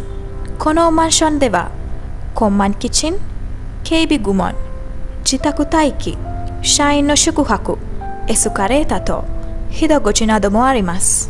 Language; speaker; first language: Japanese; non-native, learner; Sinhala